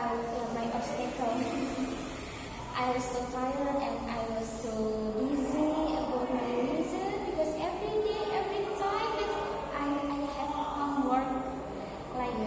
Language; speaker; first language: English; non-native, learner; Indonesian